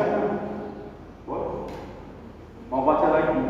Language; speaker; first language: Indonesian; non-native, learner; Arabic